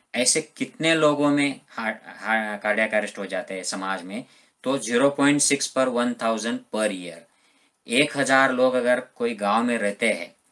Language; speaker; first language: Hindi; non-native, local second language; Marathi